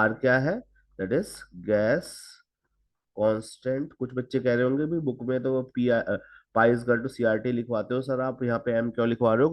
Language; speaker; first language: Hindi; native; Hindi